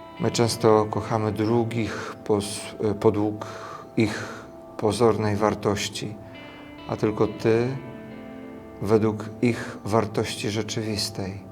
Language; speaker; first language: Polish; native; Polish